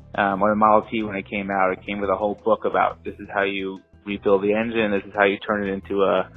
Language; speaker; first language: English; native; English